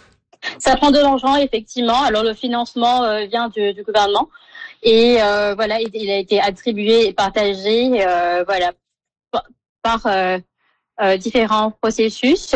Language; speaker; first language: French; non-native, local second language; Morisyen